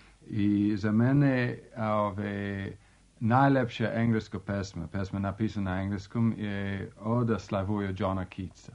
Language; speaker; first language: Serbian; non-native, fluent; English